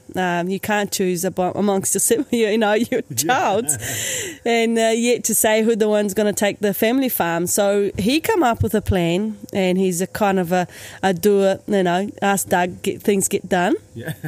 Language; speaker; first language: English; native; English